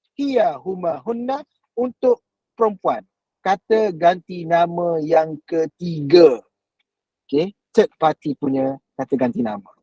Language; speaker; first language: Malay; native; Malay